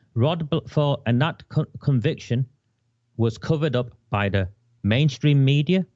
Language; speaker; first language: English; native; English